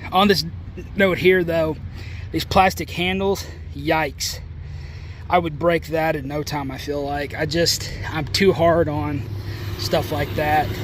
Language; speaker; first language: English; native; English